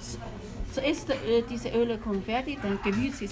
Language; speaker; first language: German; non-native, learner; Chinese